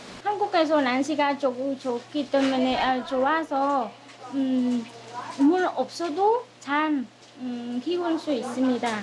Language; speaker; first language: Korean; non-native, learner; Vietnamese